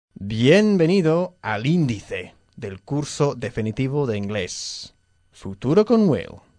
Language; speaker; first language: Spanish; non-native, fluent; English